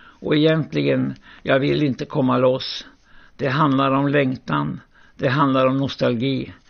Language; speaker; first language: Swedish; native; Swedish